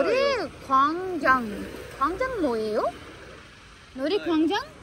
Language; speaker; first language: Korean; non-native, learner; Urdu